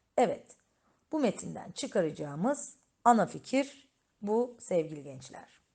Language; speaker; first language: Turkish; native; Turkish